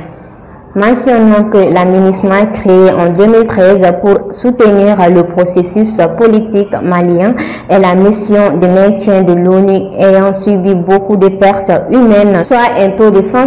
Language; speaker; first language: French; non-native, local second language; Bambara